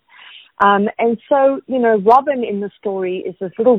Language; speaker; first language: English; native; English